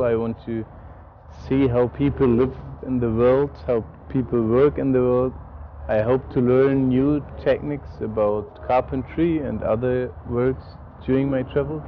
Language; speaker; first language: English; non-native, fluent; German